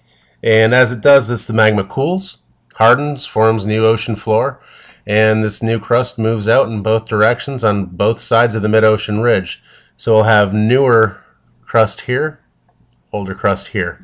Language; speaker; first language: English; native; English